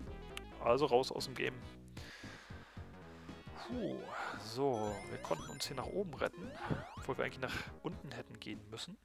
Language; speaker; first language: German; native; German